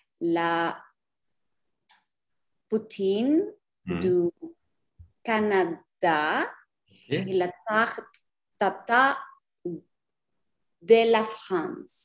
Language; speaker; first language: French; non-native, learner; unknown